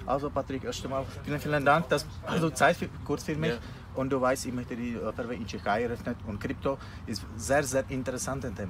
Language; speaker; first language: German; non-native, learner; Czech